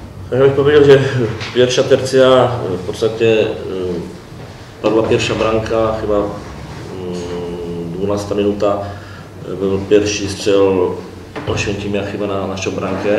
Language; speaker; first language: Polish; non-native, learner; Czech